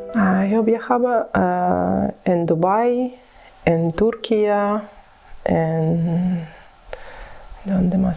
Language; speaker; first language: Spanish; non-native, learner; Ukrainian